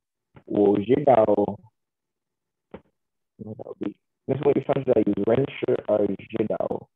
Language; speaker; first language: Chinese; non-native, learner; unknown